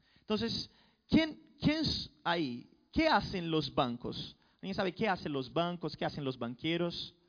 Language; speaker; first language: Spanish; non-native, fluent; Portuguese